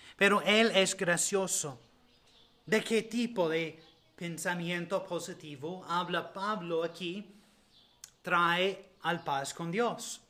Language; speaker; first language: Spanish; non-native, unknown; English